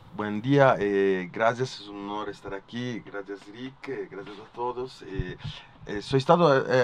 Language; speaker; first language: Spanish; non-native, learner; Italian